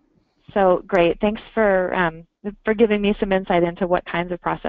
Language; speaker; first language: English; native; English